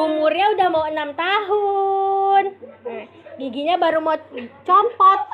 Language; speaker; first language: Indonesian; native; Indonesian